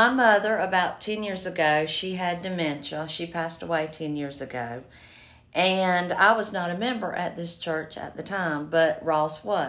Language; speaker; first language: English; native; English